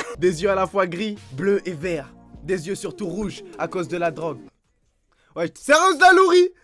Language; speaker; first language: French; native; French